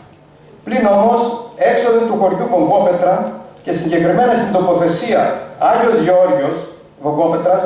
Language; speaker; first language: Greek; native; Greek